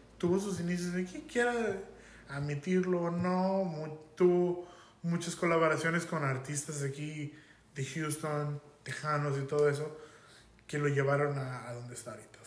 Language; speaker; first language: Spanish; native; Spanish